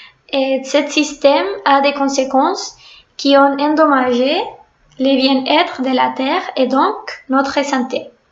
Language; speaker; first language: French; non-native, fluent; Spanish